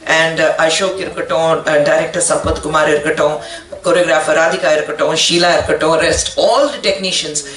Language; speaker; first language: Tamil; non-native, fluent; Hindi